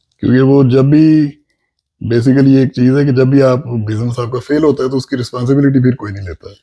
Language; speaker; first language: Urdu; non-native, local second language; Punjabi